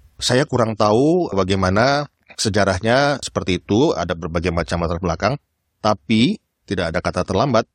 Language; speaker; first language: Indonesian; native; Indonesian